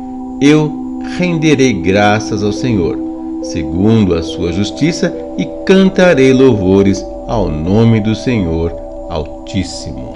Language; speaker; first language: Portuguese; native; Portuguese